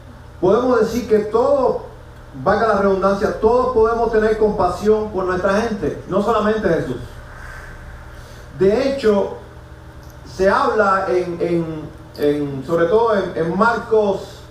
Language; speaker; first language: Spanish; native; Spanish